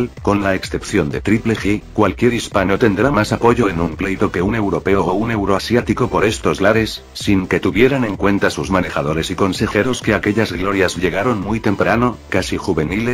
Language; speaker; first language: Spanish; native; Spanish